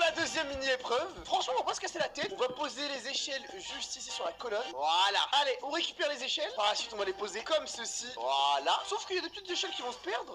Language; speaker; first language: French; native; French